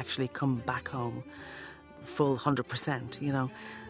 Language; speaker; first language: English; native; English